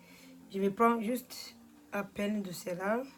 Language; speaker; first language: French; non-native, learner; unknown